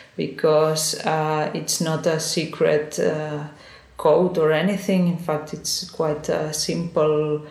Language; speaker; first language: English; non-native, fluent; Spanish